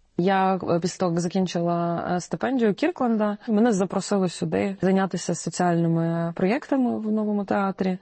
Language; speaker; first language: Ukrainian; non-native, local second language; Russian